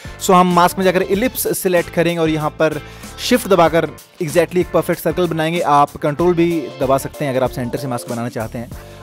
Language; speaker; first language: Hindi; native; Hindi